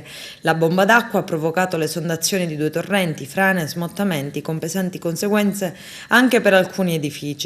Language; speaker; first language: Italian; native; Italian